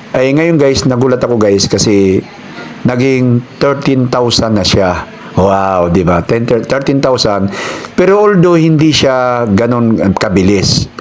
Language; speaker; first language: Filipino; non-native, local second language; Cebuano